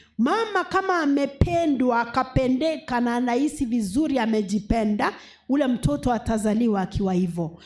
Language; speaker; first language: Swahili; non-native, local second language; Gusii